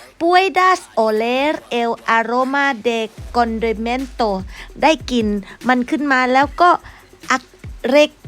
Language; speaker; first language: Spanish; non-native, learner; Thai